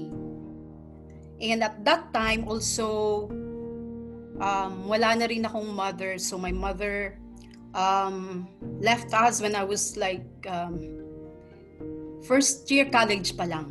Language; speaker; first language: English; non-native, local second language; Tausug